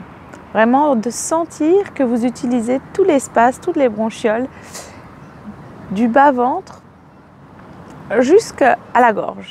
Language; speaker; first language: French; native; French